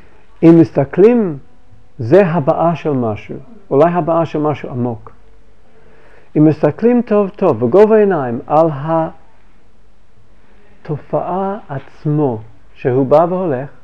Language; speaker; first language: Hebrew; non-native, fluent; English